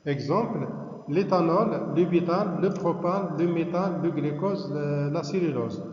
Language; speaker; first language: French; non-native, local second language; Arabic